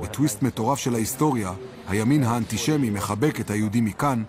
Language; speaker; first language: Hebrew; native; Hebrew